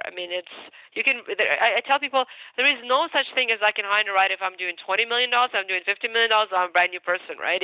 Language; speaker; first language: English; non-native, fluent; Ukrainian